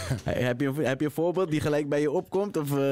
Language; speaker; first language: Dutch; native; Dutch